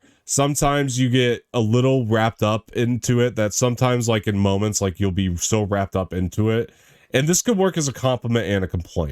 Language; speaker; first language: English; native; English